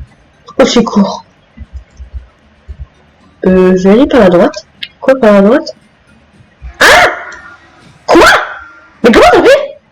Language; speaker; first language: French; native; French